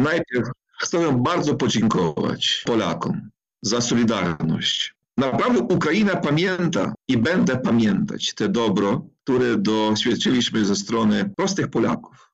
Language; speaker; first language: Polish; non-native, fluent; Ukrainian